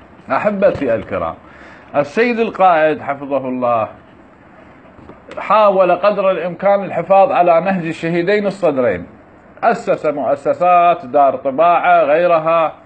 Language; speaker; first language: Arabic; native; Arabic